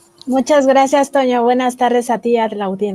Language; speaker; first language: Spanish; native; Spanish